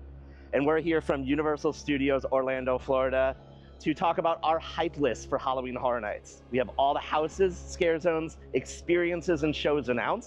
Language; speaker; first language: English; native; English